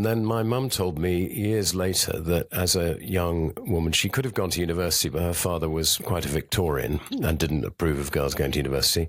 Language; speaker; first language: English; native; English